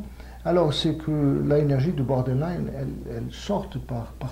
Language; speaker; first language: French; non-native, fluent; Portuguese